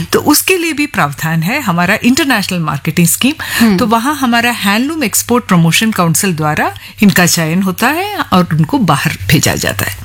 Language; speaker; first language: Hindi; non-native, local second language; Malayalam